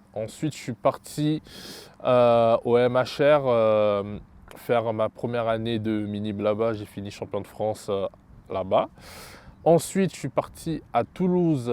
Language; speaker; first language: French; early bilingual, other home language; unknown